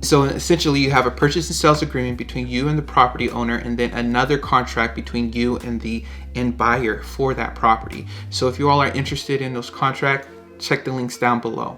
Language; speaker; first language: English; native; English